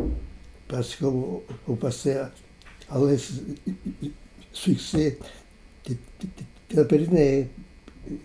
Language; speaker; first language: French; non-native, fluent; Portuguese